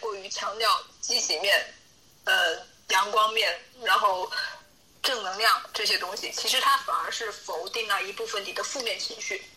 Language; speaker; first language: Chinese; native; Chinese